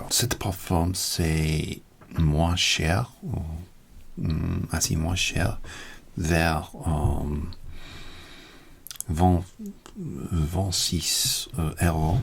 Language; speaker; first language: French; non-native, learner; English